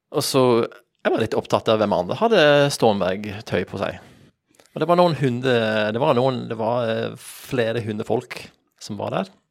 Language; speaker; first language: Norwegian; non-native, fluent; English